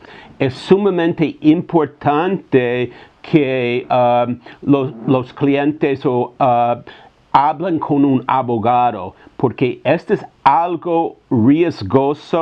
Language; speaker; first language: Spanish; non-native, fluent; English